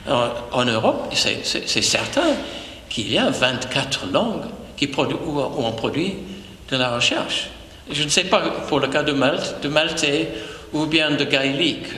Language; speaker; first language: French; non-native, fluent; English